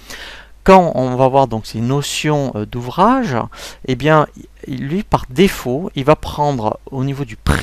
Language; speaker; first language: French; native; French